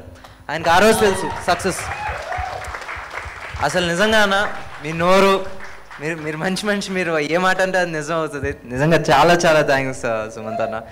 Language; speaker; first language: Telugu; native; Telugu